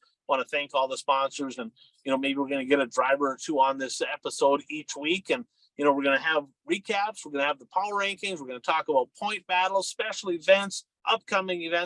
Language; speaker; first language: English; native; English